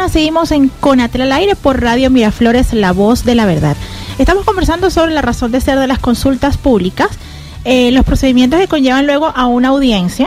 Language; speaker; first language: Spanish; native; Spanish